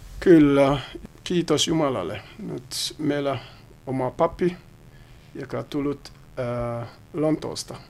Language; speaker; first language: Finnish; non-native, learner; Akan